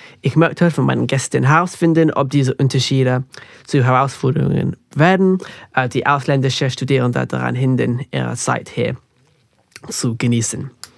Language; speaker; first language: German; non-native, fluent; English